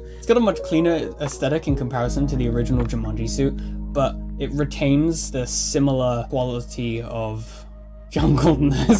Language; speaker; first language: English; native; English